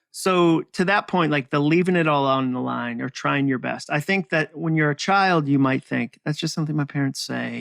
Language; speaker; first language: English; native; English